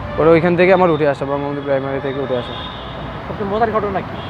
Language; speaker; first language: Bangla; native; Bangla